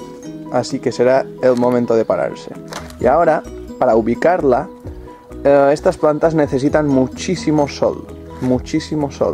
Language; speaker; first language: Spanish; native; Spanish